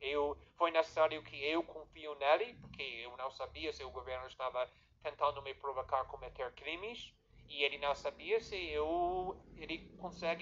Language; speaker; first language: Portuguese; non-native, fluent; English